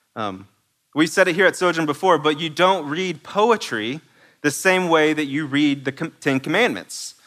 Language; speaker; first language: English; native; English